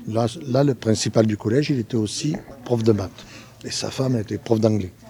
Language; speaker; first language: French; native; French